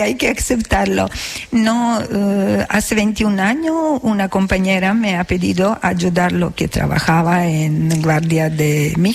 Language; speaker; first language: Spanish; non-native, fluent; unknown